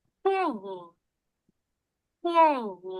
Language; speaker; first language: Chinese; non-native, learner; Bangla